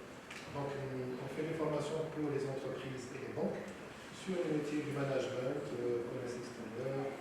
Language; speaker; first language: French; non-native, local second language; Arabic